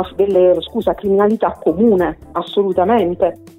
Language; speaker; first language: Italian; native; Italian